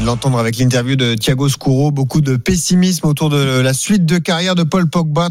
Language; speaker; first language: French; native; French